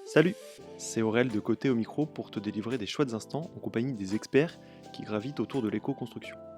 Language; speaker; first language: French; native; French